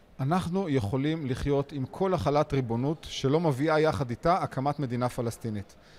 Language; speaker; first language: Hebrew; native; Hebrew